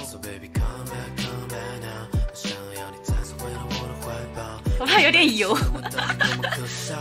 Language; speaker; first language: Chinese; native; Chinese